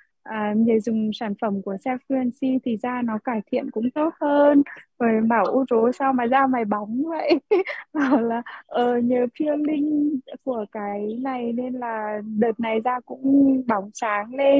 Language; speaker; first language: Vietnamese; early bilingual, heritage; Vietnamese